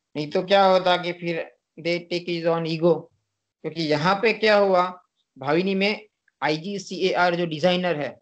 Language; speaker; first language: Hindi; non-native, local second language; Gujarati